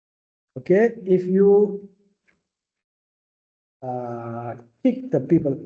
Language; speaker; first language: English; non-native, local second language; Tibetan